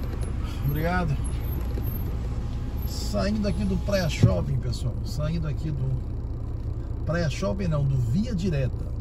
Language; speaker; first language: Portuguese; native; Portuguese